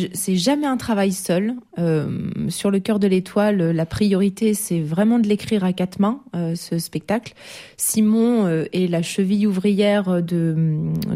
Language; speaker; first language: French; native; French